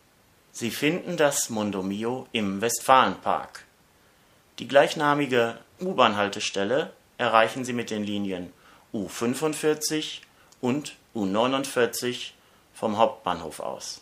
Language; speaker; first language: German; native; German